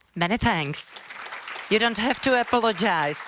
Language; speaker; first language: English; non-native, fluent; Czech